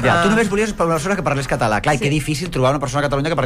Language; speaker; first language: Catalan; native; Catalan